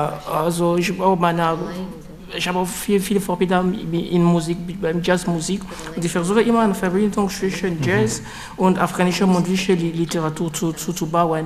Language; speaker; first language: German; non-native, learner; French